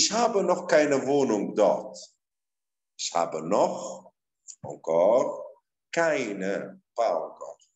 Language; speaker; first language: German; non-native, fluent; Arabic